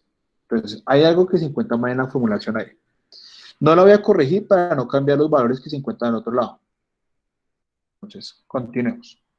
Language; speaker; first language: Spanish; native; Spanish